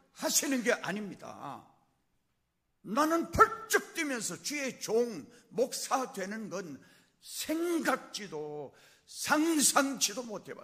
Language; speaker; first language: Korean; native; Korean